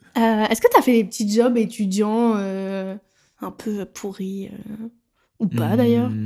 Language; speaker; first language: French; native; French